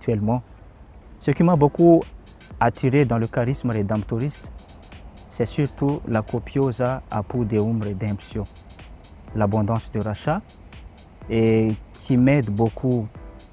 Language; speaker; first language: French; non-native, local second language; Malagasy